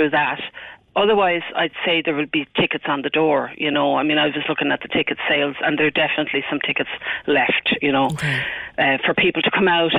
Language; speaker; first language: English; native; English